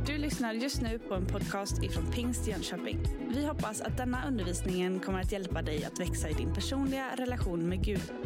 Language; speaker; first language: Swedish; native; Swedish